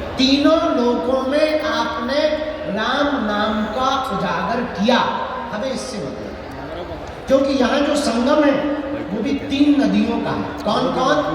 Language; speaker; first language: Hindi; native; Hindi